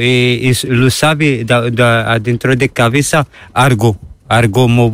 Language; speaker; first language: Spanish; non-native, learner; Arabic